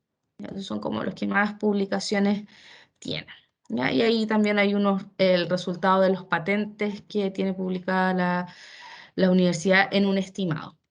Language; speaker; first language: Spanish; native; Spanish